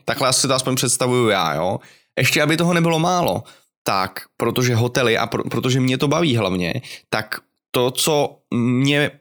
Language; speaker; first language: Czech; native; Czech